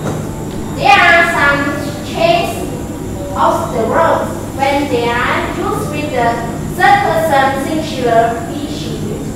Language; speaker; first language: English; non-native, learner; Khmer